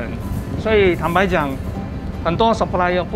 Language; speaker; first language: Chinese; non-native, fluent; Korean